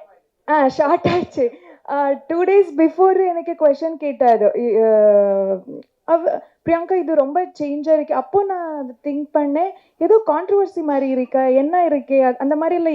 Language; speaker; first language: Tamil; non-native, learner; Kannada